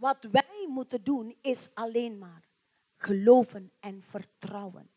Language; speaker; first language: Dutch; non-native, learner; Indonesian